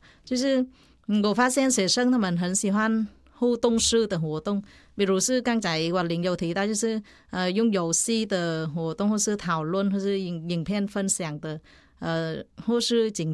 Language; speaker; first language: Chinese; non-native, fluent; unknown